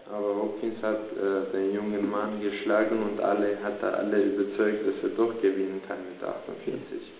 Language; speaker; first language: German; early bilingual, other home language; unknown